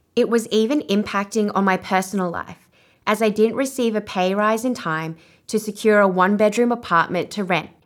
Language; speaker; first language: English; non-native, local second language; Vietnamese